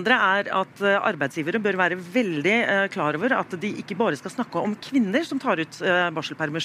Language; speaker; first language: Norwegian; native; Norwegian